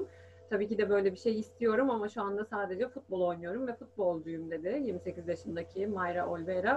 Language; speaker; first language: Turkish; native; Turkish